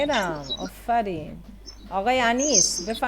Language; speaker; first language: Persian; non-native, fluent; Bangla